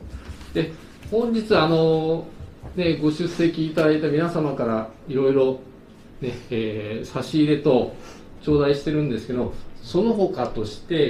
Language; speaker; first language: Japanese; native; Japanese